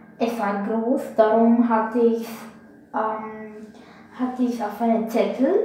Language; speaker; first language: German; non-native, learner; Bulgarian